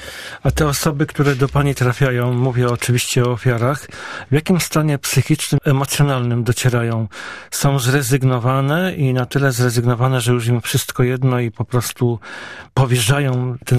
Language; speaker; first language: Polish; native; Polish